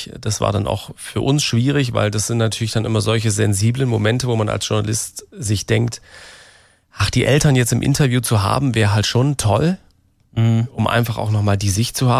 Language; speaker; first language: German; native; German